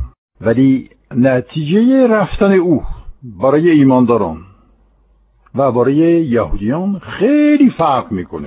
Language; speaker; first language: Persian; non-native, fluent; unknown